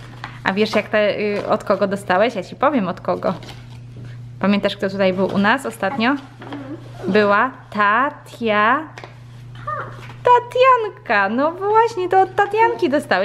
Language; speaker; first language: Polish; native; Polish